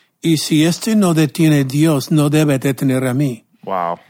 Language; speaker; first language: Spanish; non-native, fluent; English